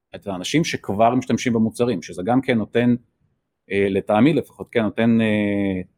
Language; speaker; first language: Hebrew; early bilingual, other home language; Russian